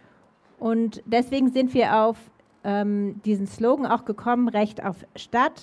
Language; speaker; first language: German; native; German